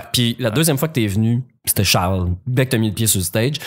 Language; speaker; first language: French; native; French